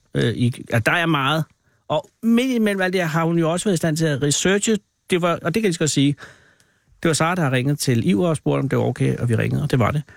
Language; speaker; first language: Danish; native; Danish